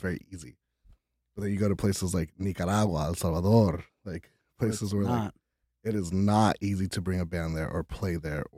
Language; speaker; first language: English; early bilingual, other home language; Spanish